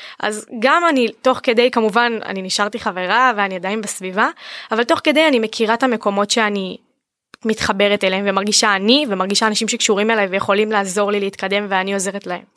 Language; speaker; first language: Hebrew; native; Hebrew